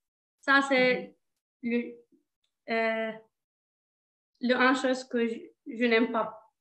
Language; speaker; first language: French; non-native, learner; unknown